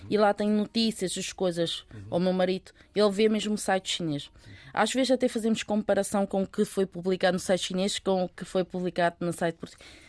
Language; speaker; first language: Portuguese; early bilingual, other home language; Chinese